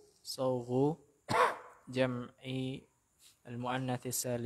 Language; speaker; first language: Arabic; non-native, learner; Indonesian